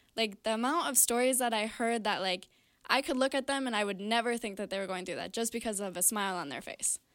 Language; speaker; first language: English; native; English